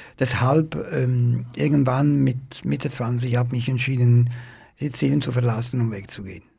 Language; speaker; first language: German; non-native, fluent; Italian